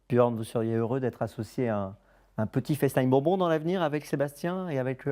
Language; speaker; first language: French; native; French